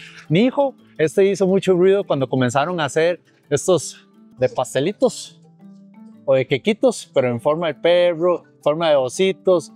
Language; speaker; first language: Spanish; early bilingual, other home language; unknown